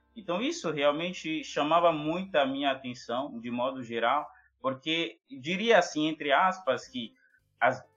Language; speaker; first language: Portuguese; non-native, fluent; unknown